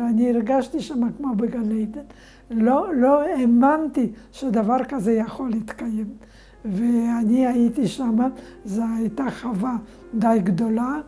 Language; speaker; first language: Hebrew; non-native, fluent; Polish